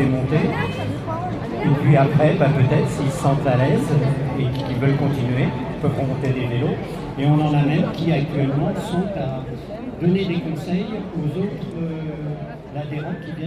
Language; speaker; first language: French; native; French